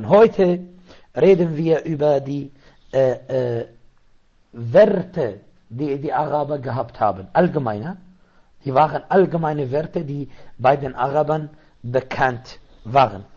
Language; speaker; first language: German; non-native, fluent; Arabic